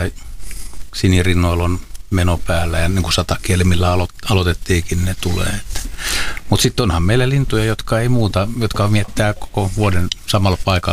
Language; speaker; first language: Finnish; native; Finnish